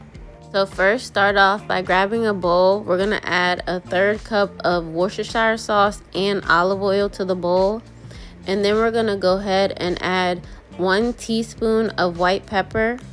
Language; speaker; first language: English; native; English